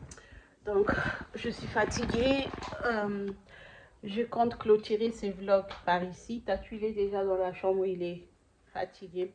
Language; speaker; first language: French; non-native, local second language; Lingala